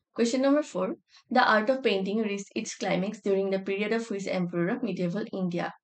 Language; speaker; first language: English; non-native, local second language; Assamese